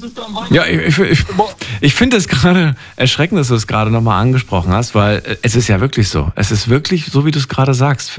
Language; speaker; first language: German; native; German